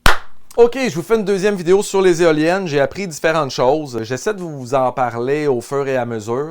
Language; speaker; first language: French; native; French